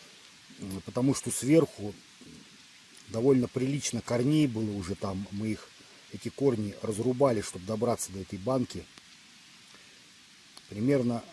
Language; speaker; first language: Russian; native; Russian